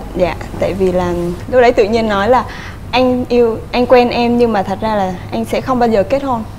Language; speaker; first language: Vietnamese; native; Vietnamese